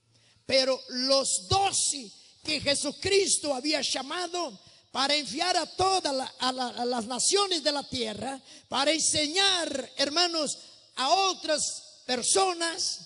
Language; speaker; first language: Spanish; non-native, fluent; Portuguese